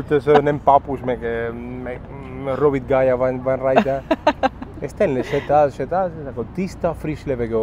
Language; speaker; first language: Hungarian; non-native, learner; English